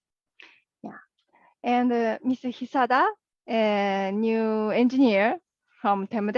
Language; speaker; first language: English; non-native, learner; Japanese